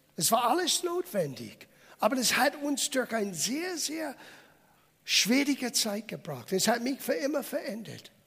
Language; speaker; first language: German; non-native, fluent; English